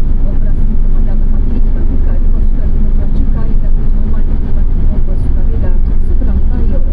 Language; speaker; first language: Malay; native; Malay